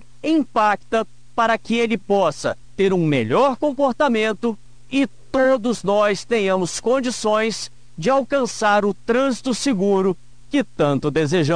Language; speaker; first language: Portuguese; native; Portuguese